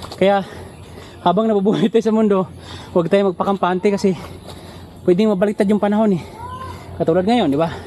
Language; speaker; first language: Filipino; non-native, local second language; Cebuano